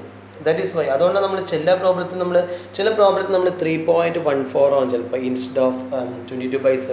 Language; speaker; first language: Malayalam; native; Malayalam